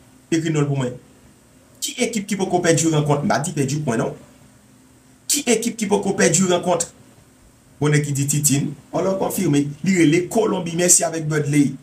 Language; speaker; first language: French; non-native, local second language; Haitian Creole